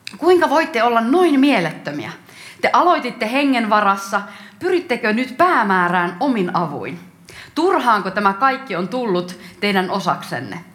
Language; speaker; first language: Finnish; native; Finnish